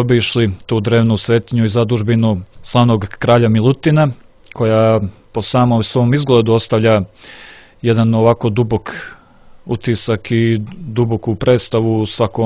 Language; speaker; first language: Croatian; native; Croatian